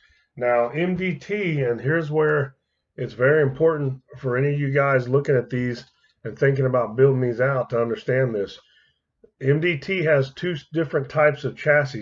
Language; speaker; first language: English; native; English